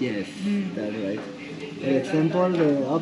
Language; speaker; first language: English; non-native, learner; Spanish